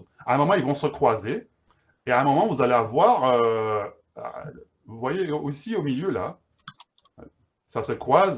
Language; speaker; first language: French; native; French